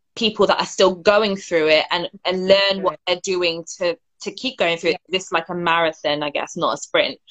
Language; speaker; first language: English; native; English